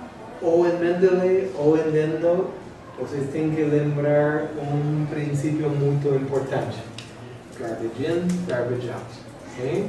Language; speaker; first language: Portuguese; non-native, fluent; English